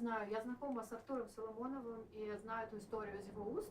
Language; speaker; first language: Russian; native; Russian